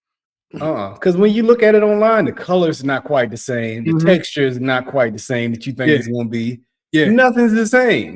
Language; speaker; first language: English; native; English